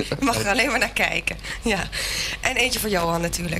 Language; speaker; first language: Dutch; native; Dutch